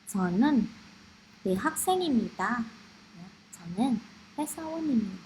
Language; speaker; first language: Korean; non-native, fluent; Indonesian